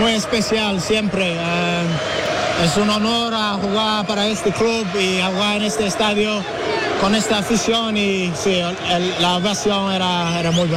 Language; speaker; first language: Spanish; non-native, learner; English